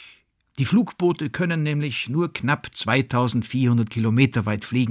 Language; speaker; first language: German; native; German